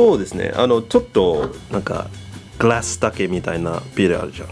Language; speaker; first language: Japanese; non-native, learner; English